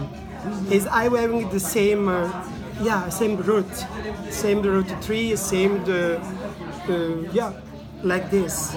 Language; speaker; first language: English; non-native, learner; Italian